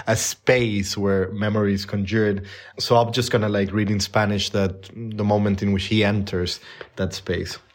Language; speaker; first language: English; non-native, fluent; Spanish